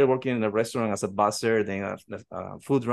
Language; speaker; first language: English; non-native, fluent; Spanish